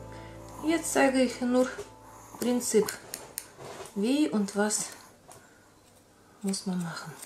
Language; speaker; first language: German; non-native, learner; Russian